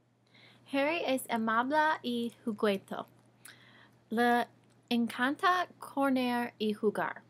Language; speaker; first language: Spanish; non-native, learner; English